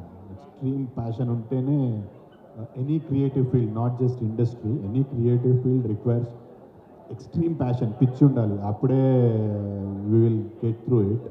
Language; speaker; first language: Telugu; native; Telugu